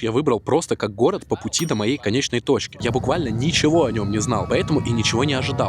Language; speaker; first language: Russian; native; Russian